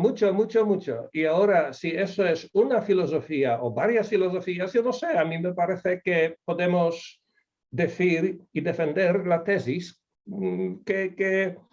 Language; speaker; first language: Spanish; non-native, fluent; Polish